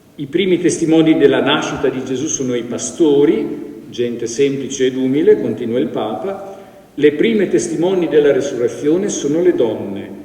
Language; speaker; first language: Italian; native; Italian